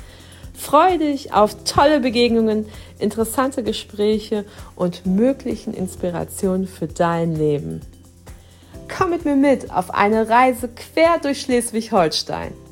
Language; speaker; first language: German; native; German